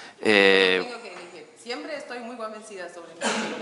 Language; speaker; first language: Spanish; non-native, fluent; German